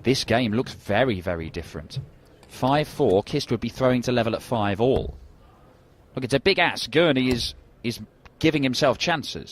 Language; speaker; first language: English; native; English